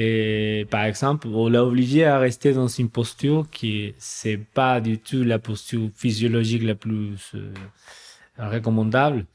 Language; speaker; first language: French; non-native, fluent; Spanish